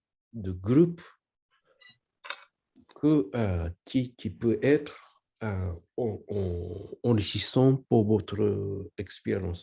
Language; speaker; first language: French; non-native, learner; Japanese